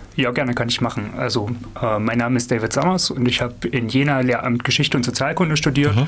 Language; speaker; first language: German; native; German